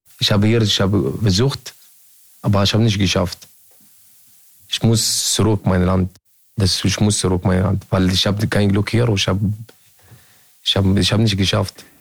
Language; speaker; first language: German; non-native, learner; Arabic